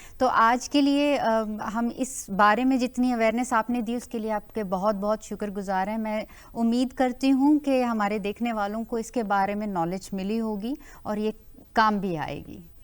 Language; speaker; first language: Hindi; native; Hindi